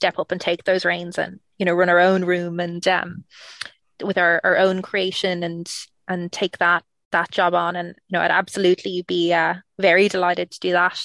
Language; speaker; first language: English; native; English